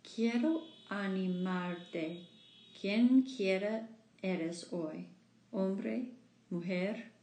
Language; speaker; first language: Spanish; non-native, learner; English